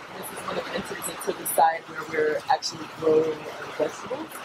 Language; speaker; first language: English; native; English